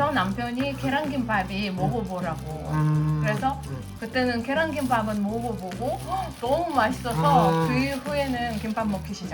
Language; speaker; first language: Korean; non-native, learner; Russian